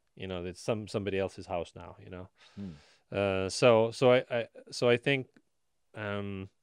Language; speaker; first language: English; non-native, fluent; Estonian